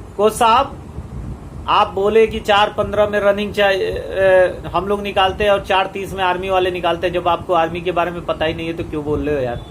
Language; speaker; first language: Hindi; native; Hindi